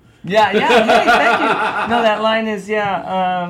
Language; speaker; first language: English; native; English